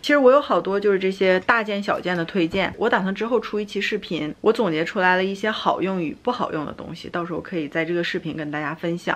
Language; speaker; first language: Chinese; native; Chinese